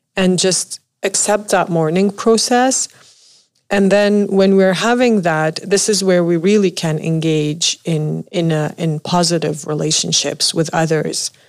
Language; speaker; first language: English; non-native, fluent; Arabic